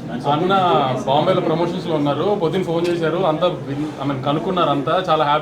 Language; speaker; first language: Telugu; native; Telugu